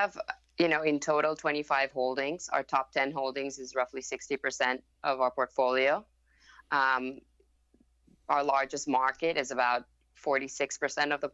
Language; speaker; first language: English; non-native, fluent; Thai